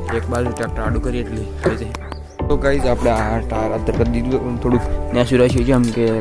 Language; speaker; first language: Gujarati; native; Gujarati